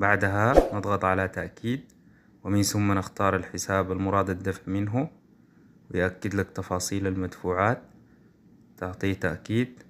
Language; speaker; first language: Arabic; native; Arabic